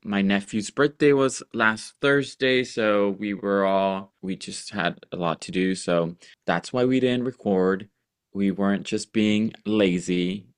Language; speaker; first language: English; early bilingual, other home language; Spanish